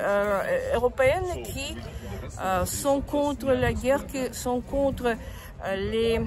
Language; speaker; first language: French; non-native, fluent; Russian